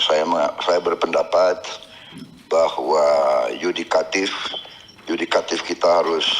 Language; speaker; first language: Indonesian; native; Indonesian